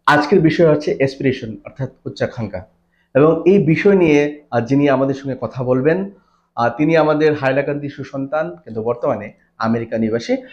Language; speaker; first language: Bangla; native; Bangla